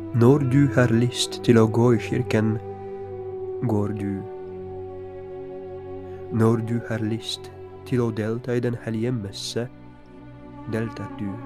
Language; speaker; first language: Norwegian; non-native, fluent; Polish